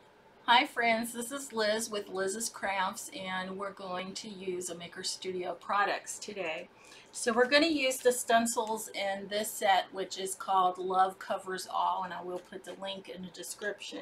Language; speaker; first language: English; native; English